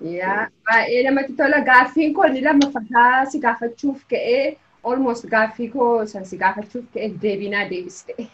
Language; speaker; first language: Oromo; native; Oromo